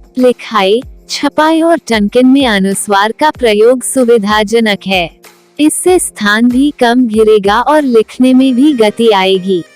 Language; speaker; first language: Hindi; non-native, local second language; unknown